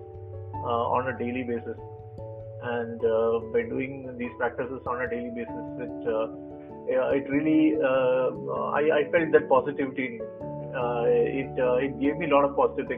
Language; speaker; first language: English; non-native, local second language; Malayalam